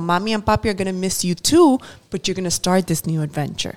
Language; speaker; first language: English; early bilingual, other home language; Spanish